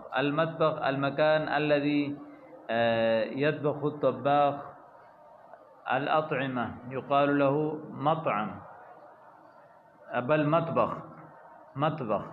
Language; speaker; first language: Arabic; non-native, fluent; Urdu